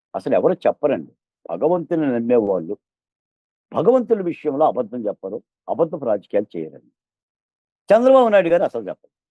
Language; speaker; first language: Telugu; native; Telugu